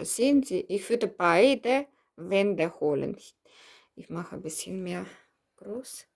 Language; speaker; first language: German; non-native, fluent; Russian